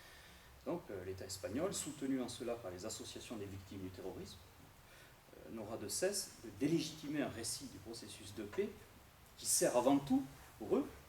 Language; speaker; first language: French; native; French